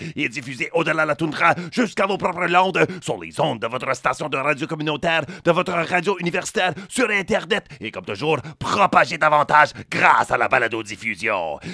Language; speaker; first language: French; native; French